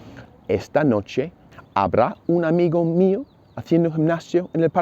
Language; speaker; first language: Spanish; non-native, fluent; English